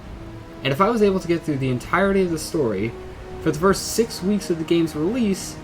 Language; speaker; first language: English; native; English